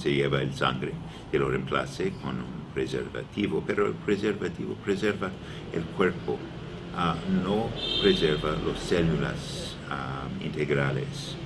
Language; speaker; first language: Spanish; non-native, learner; English